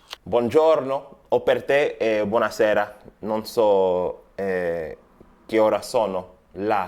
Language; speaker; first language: Italian; non-native, learner; Spanish